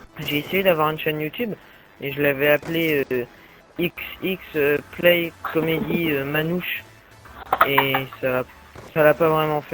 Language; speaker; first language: French; native; French